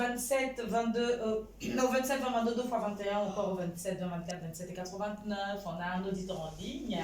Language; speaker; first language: French; non-native, local second language; Baoulé